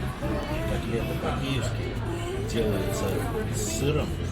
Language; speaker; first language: Russian; non-native, fluent; Urdu